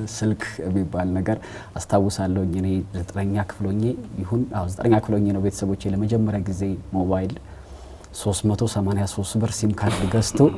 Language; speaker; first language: Amharic; native; Amharic